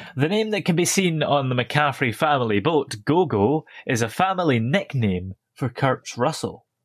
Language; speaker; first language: English; native; English